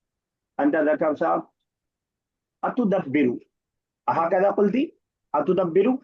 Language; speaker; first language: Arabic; non-native, fluent; Urdu